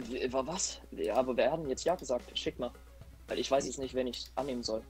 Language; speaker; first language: German; native; German